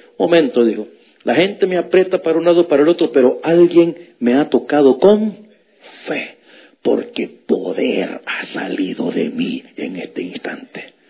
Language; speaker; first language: Spanish; native; Spanish